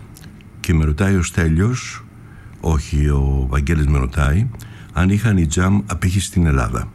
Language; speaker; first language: Greek; native; Greek